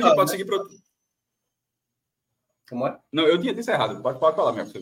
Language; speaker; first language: Portuguese; native; Portuguese